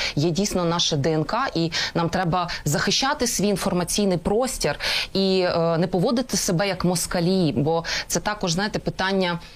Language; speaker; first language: Ukrainian; non-native, local second language; Russian